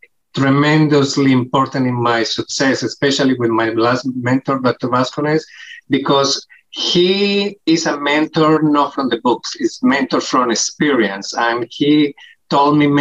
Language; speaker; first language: English; non-native, fluent; Spanish